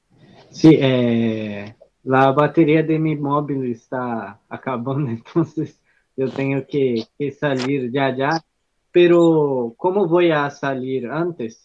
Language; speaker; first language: Spanish; non-native, learner; Portuguese